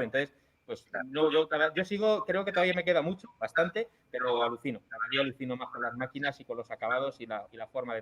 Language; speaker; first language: Spanish; native; Spanish